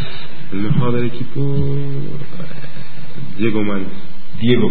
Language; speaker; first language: Spanish; non-native, learner; French